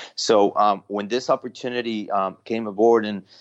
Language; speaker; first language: English; non-native, fluent; Spanish